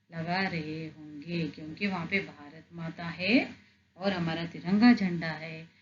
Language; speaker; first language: Hindi; non-native, local second language; Telugu